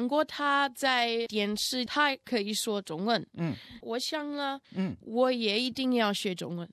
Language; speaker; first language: Chinese; non-native, learner; Russian